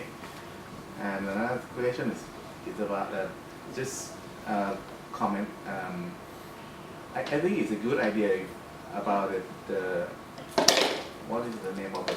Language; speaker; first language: English; non-native, fluent; Thai